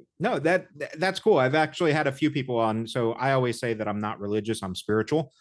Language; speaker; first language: English; native; English